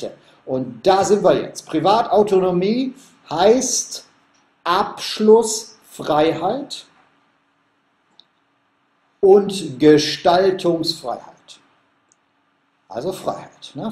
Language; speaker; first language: German; native; German